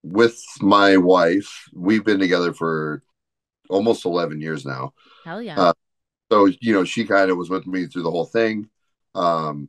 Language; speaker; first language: English; native; English